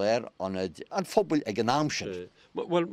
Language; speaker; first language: Irish; native; Irish